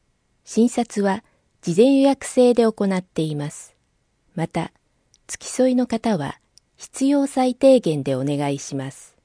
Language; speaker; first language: Japanese; native; Japanese